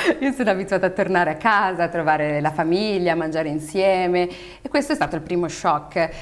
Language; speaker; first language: Italian; early bilingual, other home language; Arabic